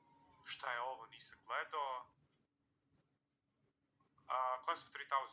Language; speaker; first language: Bosnian; native; Bosnian